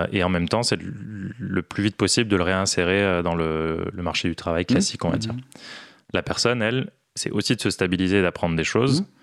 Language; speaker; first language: French; native; French